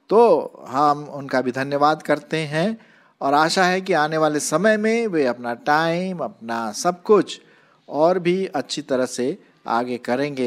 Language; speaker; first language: Hindi; non-native, local second language; Marathi